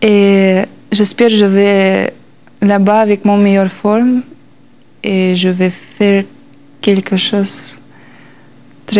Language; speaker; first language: French; non-native, learner; Russian